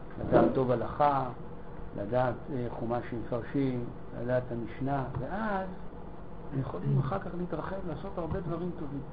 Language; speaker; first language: Hebrew; native; Hebrew